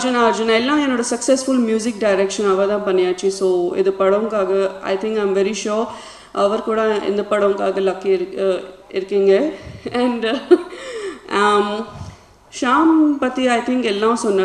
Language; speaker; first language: Tamil; non-native, learner; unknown